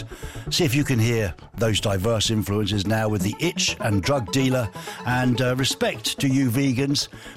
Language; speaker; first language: English; native; English